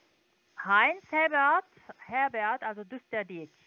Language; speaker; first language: German; non-native, learner; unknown